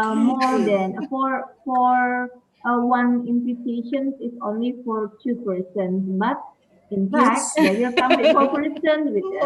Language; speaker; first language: English; non-native, learner; Indonesian